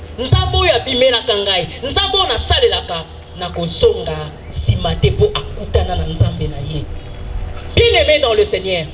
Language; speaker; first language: Lingala; native; Lingala